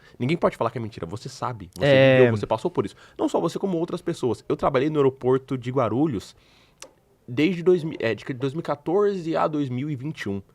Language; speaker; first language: Portuguese; native; Portuguese